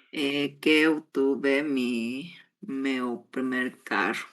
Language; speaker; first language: Portuguese; non-native, learner; Spanish